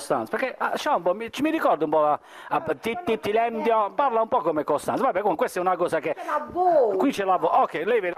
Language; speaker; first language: Italian; native; Italian